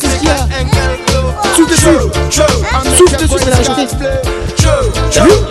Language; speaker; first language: French; native; French